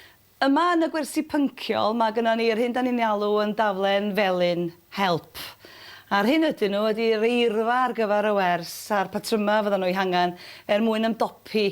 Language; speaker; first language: Welsh; native; Welsh